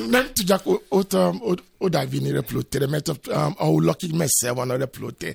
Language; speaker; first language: Hungarian; non-native, fluent; Yoruba